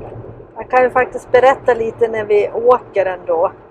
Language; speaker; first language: Swedish; native; Swedish